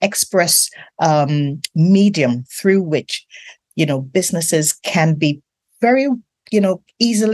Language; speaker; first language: English; non-native, local second language; Yoruba